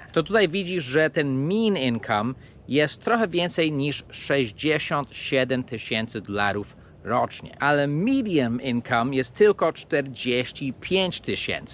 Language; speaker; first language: Polish; non-native, fluent; English